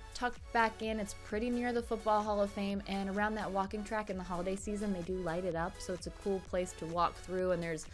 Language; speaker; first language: English; native; English